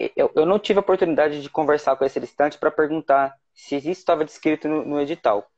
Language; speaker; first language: Portuguese; native; Portuguese